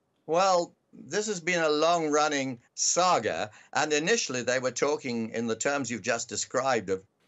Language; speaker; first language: English; native; English